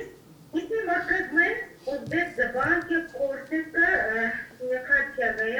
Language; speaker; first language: Hindi; non-native, fluent; Uzbek